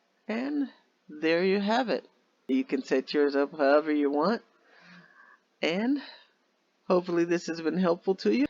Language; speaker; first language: English; native; English